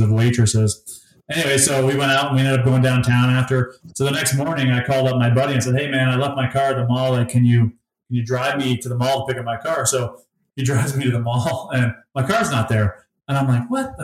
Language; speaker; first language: English; native; English